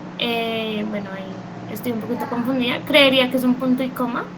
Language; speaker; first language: Spanish; native; Spanish